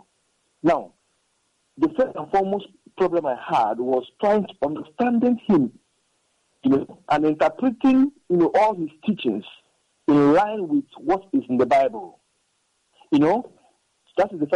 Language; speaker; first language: English; non-native, local second language; Igbo